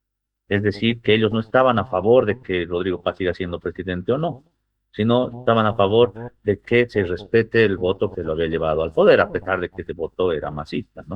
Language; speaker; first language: Spanish; native; Spanish